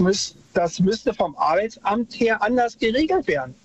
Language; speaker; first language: German; native; German